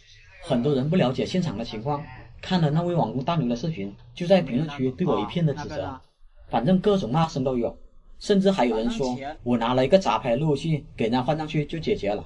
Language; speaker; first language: Chinese; native; Chinese